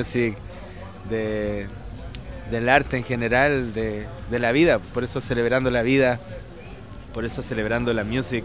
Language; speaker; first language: Spanish; native; Spanish